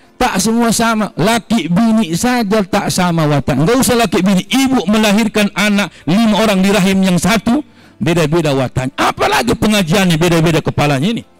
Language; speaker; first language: Indonesian; native; Indonesian